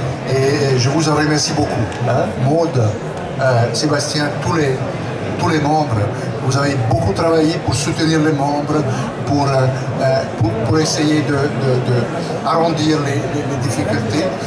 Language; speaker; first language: French; non-native, local second language; German